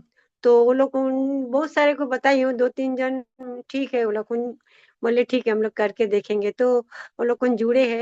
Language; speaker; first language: Hindi; non-native, local second language; Odia